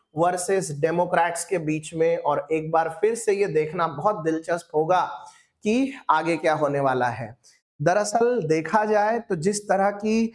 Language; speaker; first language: Hindi; non-native, local second language; Marathi